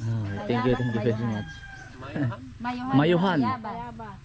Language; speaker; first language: English; non-native, learner; Filipino